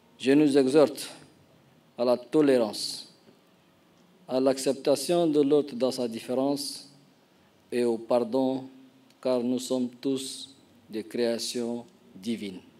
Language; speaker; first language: French; non-native, local second language; Arabic